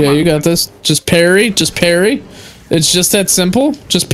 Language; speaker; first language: English; native; English